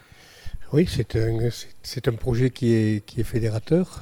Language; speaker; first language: French; native; French